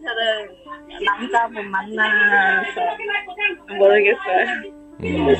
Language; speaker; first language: Korean; non-native, learner; Chinese